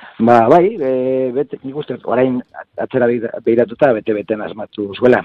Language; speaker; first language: Basque; non-native, local second language; Spanish